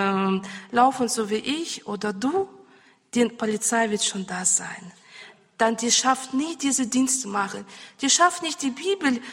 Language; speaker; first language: German; non-native, learner; Russian